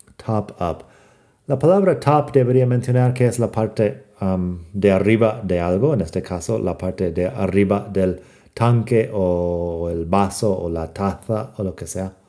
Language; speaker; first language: Spanish; non-native, fluent; English